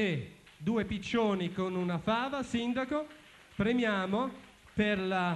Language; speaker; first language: Italian; native; Italian